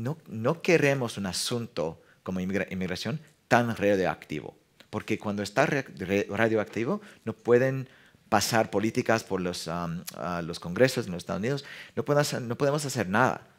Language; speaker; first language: Spanish; non-native, fluent; English